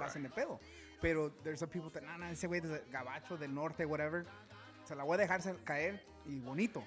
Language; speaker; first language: Spanish; early bilingual, heritage; Spanish